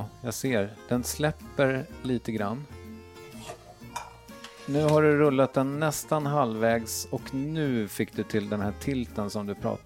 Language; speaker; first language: Swedish; native; Swedish